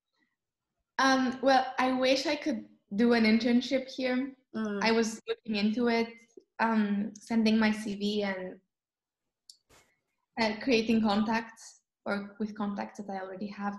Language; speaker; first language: English; non-native, fluent; Greek